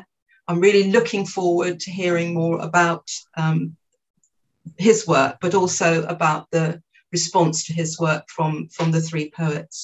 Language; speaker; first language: English; native; English